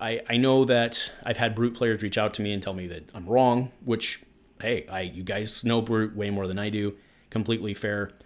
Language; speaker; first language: English; native; English